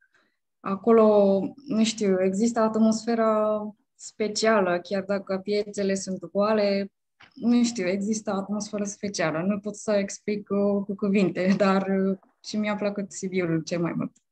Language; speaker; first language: Romanian; non-native, fluent; Japanese